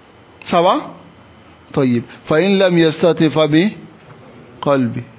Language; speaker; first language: Arabic; non-native, fluent; French